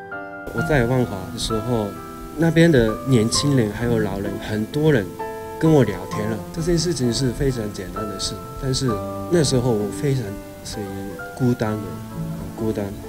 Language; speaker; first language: Chinese; non-native, fluent; Japanese